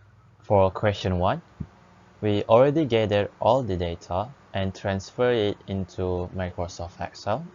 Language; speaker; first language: English; non-native, local second language; Malay